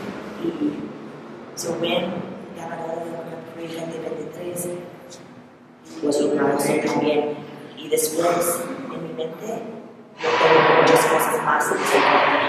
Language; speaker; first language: Spanish; non-native, learner; English